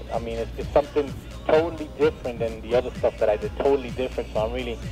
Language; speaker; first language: English; native; English